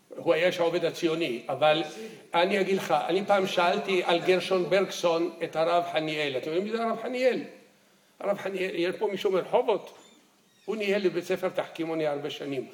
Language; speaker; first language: Hebrew; early bilingual, other home language; Arabic